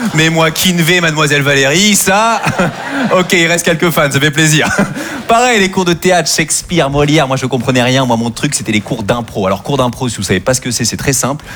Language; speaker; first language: French; native; French